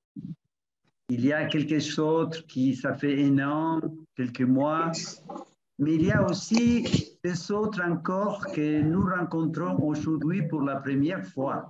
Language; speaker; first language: French; non-native, fluent; Spanish